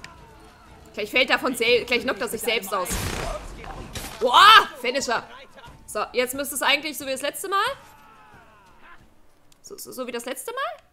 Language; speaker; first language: German; native; German